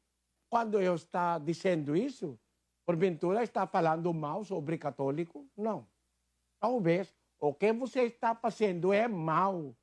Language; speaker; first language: Portuguese; non-native, learner; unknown